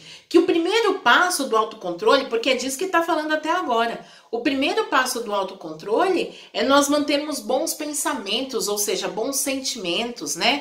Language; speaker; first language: Portuguese; native; Portuguese